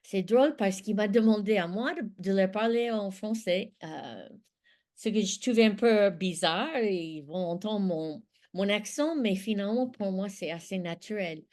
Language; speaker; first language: French; non-native, fluent; English